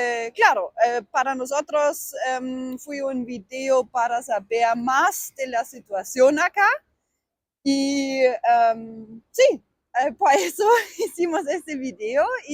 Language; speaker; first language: Spanish; non-native, learner; German